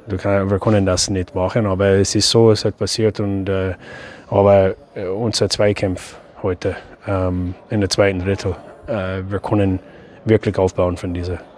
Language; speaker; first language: German; non-native, fluent; English